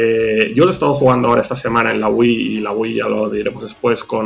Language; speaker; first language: Spanish; native; Spanish